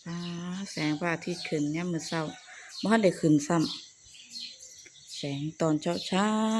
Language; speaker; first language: Thai; native; Thai